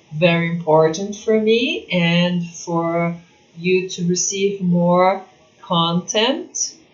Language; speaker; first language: English; non-native, fluent; Portuguese